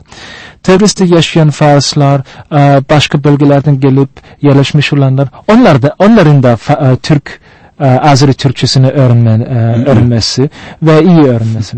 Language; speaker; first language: Turkish; non-native, fluent; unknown